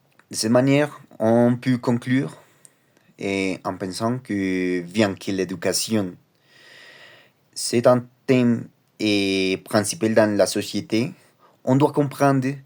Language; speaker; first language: French; non-native, learner; Spanish